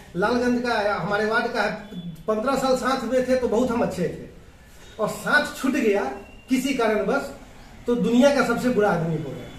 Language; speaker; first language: Hindi; native; Hindi